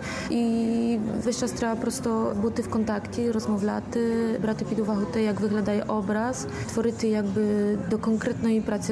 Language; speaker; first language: Ukrainian; early bilingual, heritage; Ukrainian